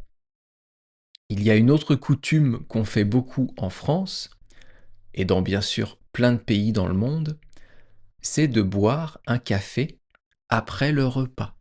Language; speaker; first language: French; native; French